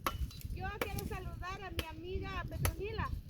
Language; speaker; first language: Spanish; non-native, local second language; Kʼicheʼ